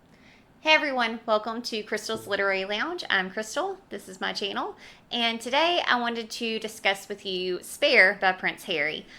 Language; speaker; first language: English; native; English